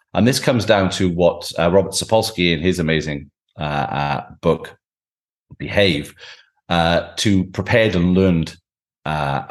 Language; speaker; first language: English; native; English